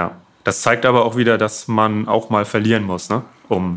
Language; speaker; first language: German; native; German